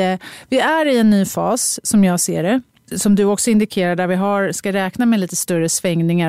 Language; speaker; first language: Swedish; native; Swedish